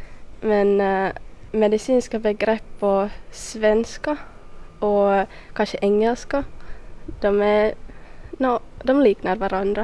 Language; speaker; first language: Swedish; non-native, local second language; Finnish